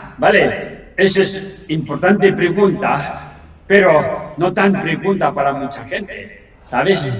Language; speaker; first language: Spanish; non-native, learner; Tibetan